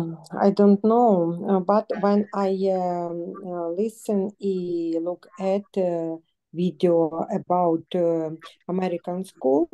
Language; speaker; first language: English; non-native, learner; Russian